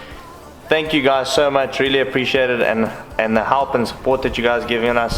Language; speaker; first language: English; native; English